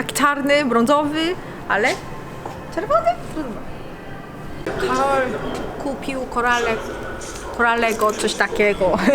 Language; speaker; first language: Polish; non-native, learner; Korean